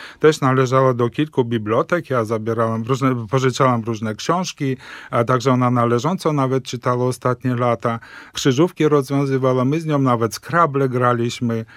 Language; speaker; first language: Polish; early bilingual, heritage; Polish